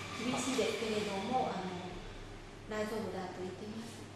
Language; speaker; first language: Japanese; non-native, fluent; Vietnamese